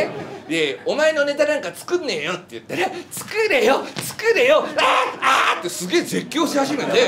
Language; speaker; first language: Japanese; native; Japanese